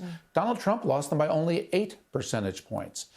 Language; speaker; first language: English; native; English